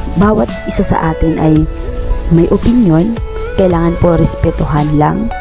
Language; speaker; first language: Filipino; non-native, local second language; Bikol